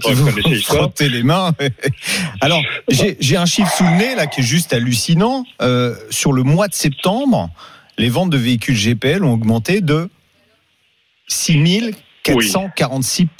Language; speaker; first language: French; native; French